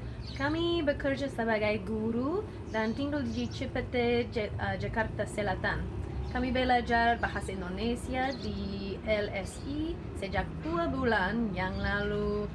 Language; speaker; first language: Indonesian; non-native, learner; English